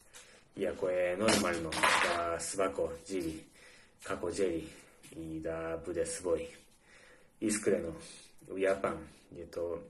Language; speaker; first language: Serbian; non-native, learner; Japanese